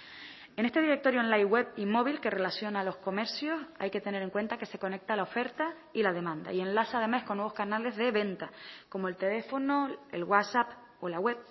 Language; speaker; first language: Spanish; native; Spanish